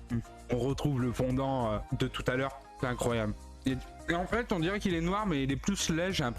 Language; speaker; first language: French; native; French